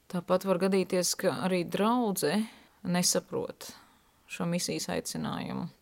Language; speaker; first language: Latvian; native; Latvian